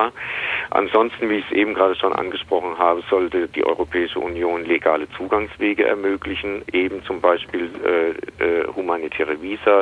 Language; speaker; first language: German; native; German